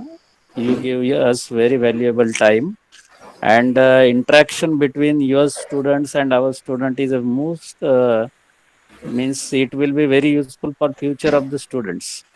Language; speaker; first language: English; non-native, learner; Marathi